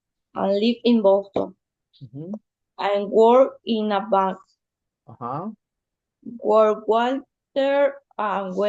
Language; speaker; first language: English; non-native, learner; Spanish